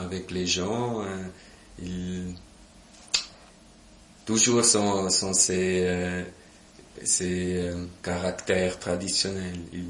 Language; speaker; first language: French; non-native, local second language; German